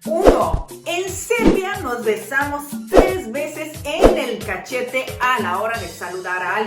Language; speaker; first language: Spanish; non-native, fluent; Serbian